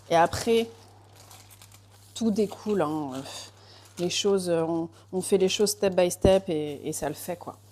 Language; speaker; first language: French; native; French